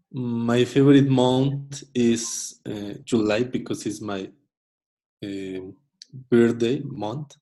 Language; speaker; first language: English; non-native, learner; Spanish